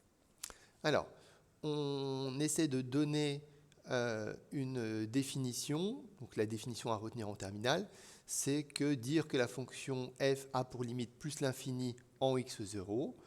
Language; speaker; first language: French; native; French